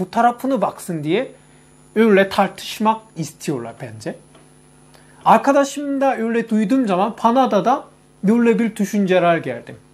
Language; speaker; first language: Turkish; non-native, learner; Korean